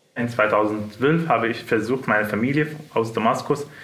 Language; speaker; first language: German; non-native, fluent; Arabic